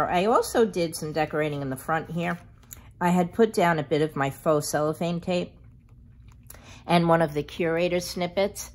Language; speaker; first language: English; native; English